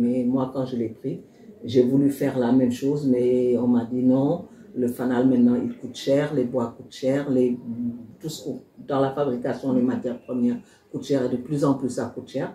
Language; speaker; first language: French; non-native, local second language; Wolof